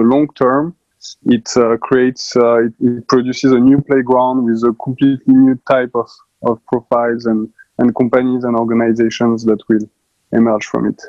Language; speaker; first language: English; non-native, fluent; French